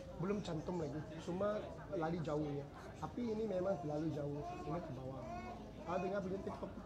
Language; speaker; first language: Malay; non-native, local second language; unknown